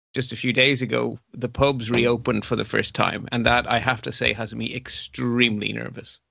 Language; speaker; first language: English; non-native, fluent; Dutch